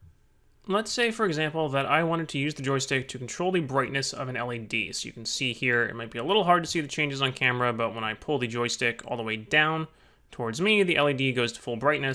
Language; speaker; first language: English; native; English